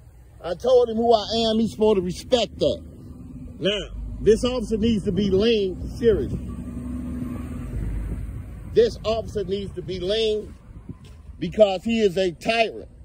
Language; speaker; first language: English; native; English